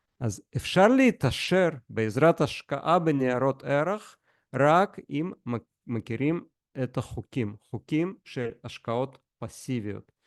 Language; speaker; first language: Hebrew; non-native, fluent; Russian